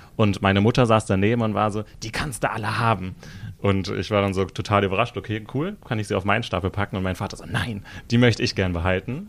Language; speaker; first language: German; native; German